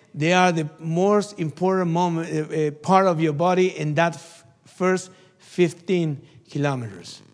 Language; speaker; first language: English; non-native, learner; Spanish